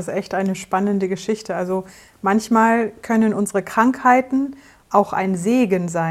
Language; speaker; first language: German; native; German